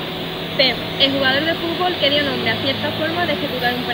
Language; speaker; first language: Spanish; native; Spanish